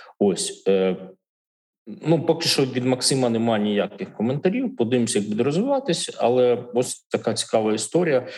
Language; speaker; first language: Ukrainian; native; Ukrainian